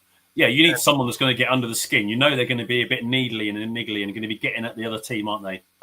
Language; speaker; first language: English; native; English